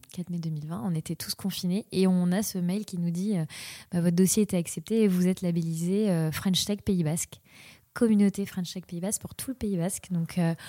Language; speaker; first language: French; native; French